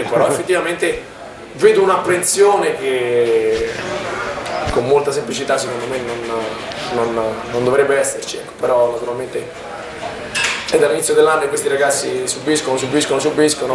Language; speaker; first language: Italian; native; Italian